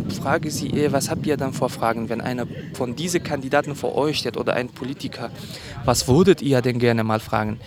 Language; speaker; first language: German; non-native, fluent; Kurdish